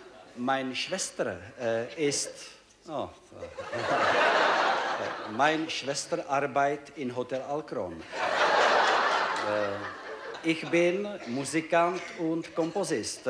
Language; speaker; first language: German; non-native, learner; Czech